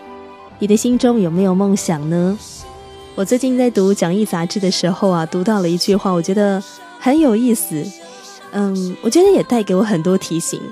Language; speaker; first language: Chinese; native; Chinese